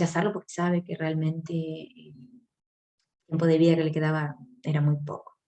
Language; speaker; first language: Spanish; native; Spanish